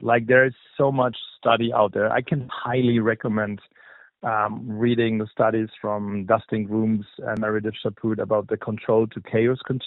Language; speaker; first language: English; non-native, fluent; German